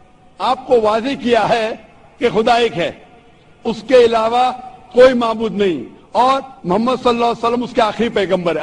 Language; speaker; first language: Hindi; non-native, local second language; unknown